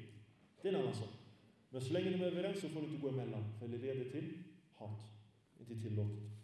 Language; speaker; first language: Swedish; early bilingual, other home language; Arabic